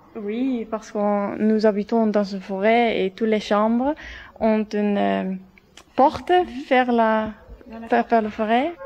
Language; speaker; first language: French; non-native, fluent; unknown